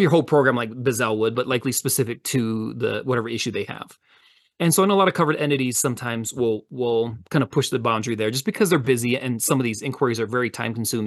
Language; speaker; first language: English; native; English